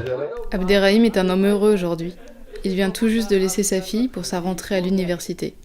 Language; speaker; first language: French; native; French